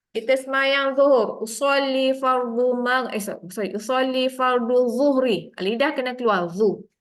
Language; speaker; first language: Malay; native; Malay